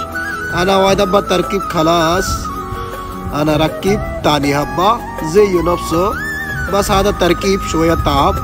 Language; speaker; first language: Arabic; non-native, learner; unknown